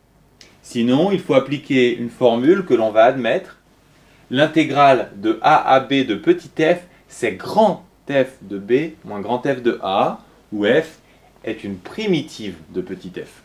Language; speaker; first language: French; native; French